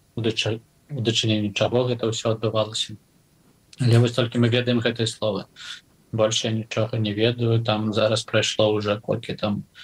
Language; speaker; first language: Belarusian; non-native, local second language; Russian